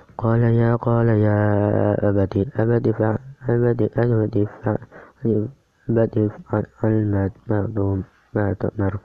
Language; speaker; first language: Arabic; non-native, learner; Indonesian